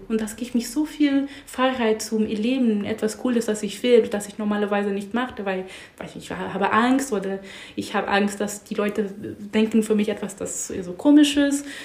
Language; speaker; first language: German; non-native, learner; English